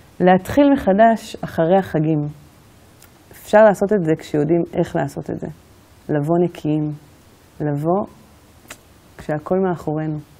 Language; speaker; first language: Hebrew; native; Hebrew